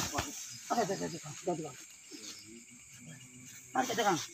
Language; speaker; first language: Indonesian; native; Indonesian